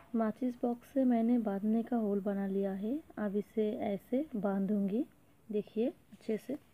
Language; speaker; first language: Hindi; non-native, local second language; Bangla